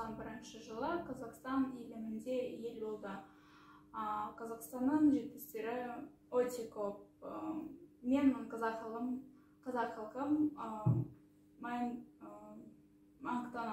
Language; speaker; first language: Kazakh; non-native, local second language; Russian